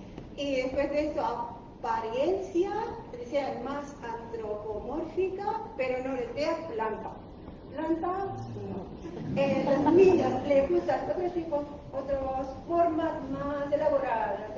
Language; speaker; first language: Spanish; non-native, learner; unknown